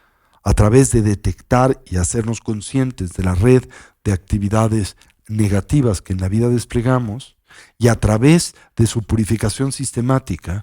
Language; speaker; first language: Spanish; native; Spanish